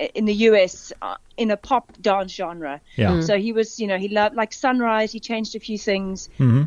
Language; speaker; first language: English; native; English